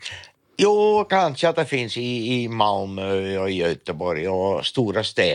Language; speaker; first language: Swedish; non-native, learner; Dutch